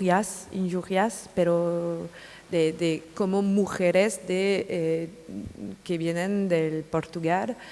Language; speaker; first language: Spanish; non-native, learner; French